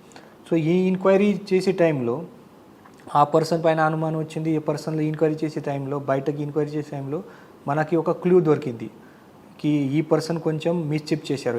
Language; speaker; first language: Telugu; non-native, fluent; Hindi